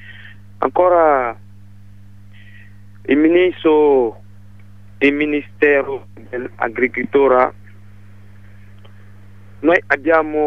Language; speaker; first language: Italian; non-native, learner; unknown